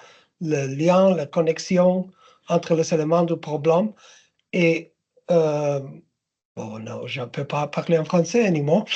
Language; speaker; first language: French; non-native, learner; English